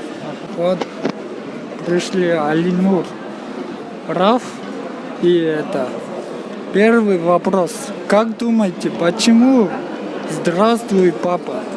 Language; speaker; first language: Russian; non-native, local second language; Kyrgyz